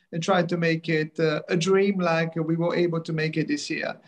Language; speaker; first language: English; early bilingual, other home language; Italian